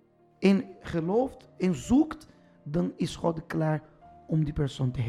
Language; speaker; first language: Dutch; non-native, fluent; Portuguese